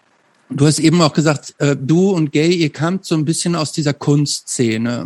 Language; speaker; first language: German; native; German